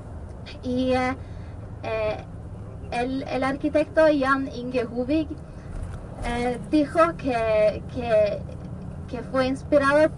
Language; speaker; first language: Spanish; non-native, fluent; Norwegian